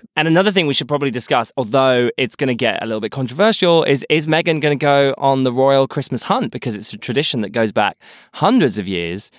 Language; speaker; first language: English; native; English